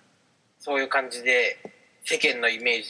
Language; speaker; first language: Japanese; native; Japanese